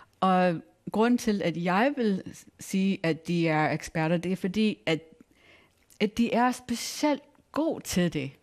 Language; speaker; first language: Danish; non-native, fluent; English